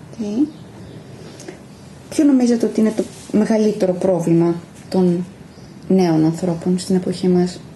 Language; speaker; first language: Greek; native; Greek